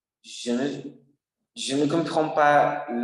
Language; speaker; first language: French; non-native, learner; Spanish